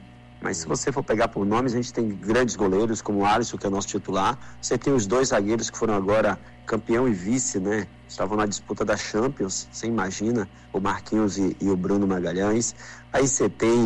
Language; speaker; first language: Portuguese; native; Portuguese